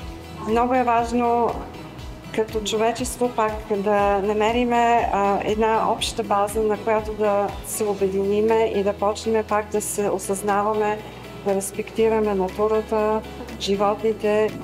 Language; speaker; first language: Bulgarian; early bilingual, heritage; Bulgarian